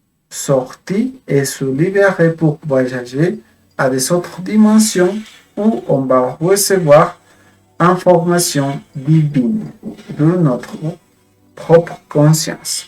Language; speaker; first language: French; non-native, fluent; Spanish